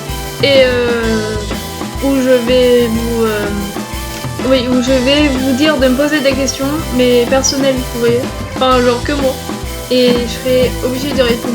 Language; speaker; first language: French; native; French